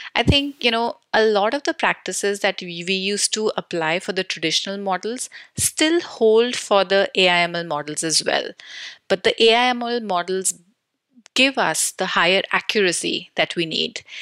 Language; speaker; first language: English; non-native, local second language; Hindi